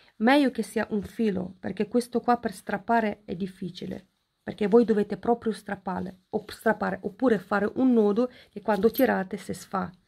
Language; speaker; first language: Italian; non-native, fluent; Ukrainian